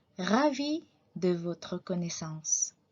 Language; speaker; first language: French; non-native, fluent; Indonesian